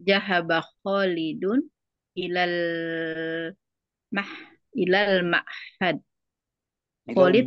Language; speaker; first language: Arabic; non-native, learner; Malay